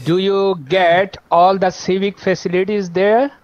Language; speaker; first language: English; non-native, learner; Bangla